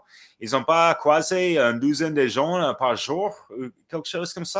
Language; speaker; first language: French; non-native, fluent; English